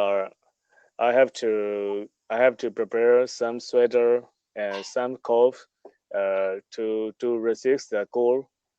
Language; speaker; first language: English; non-native, learner; Burmese